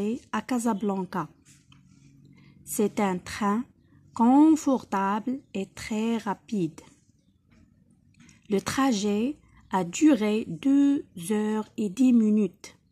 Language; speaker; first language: French; non-native, local second language; Arabic